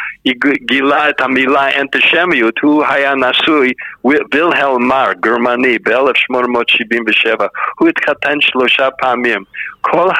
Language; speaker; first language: Hebrew; non-native, fluent; English